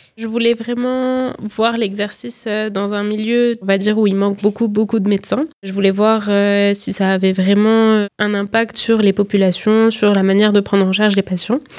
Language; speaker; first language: French; native; French